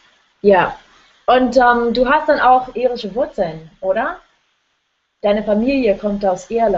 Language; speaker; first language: German; non-native, fluent; English